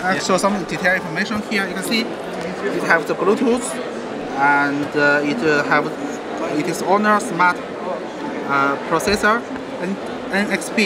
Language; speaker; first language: English; non-native, learner; Chinese